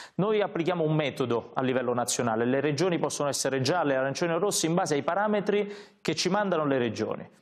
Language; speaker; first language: Italian; native; Italian